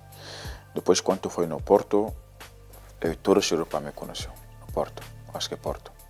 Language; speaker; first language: Portuguese; non-native, learner; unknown